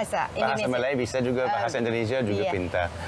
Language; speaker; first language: Indonesian; non-native, fluent; English